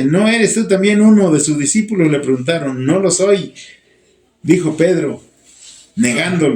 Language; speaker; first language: Spanish; native; Spanish